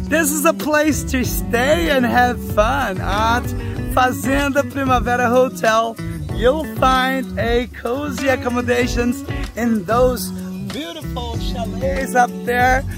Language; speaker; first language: English; non-native, fluent; Portuguese